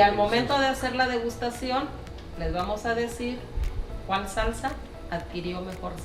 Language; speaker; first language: Spanish; native; Spanish